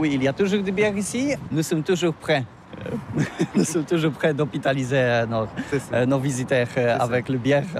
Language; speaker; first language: French; non-native, learner; Polish